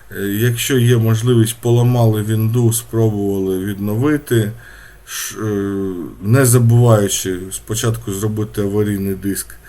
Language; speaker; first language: Ukrainian; non-native, local second language; Russian